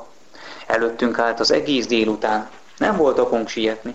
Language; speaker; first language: Hungarian; native; Hungarian